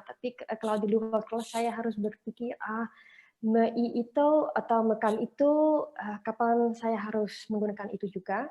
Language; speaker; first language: Indonesian; non-native, learner; Dutch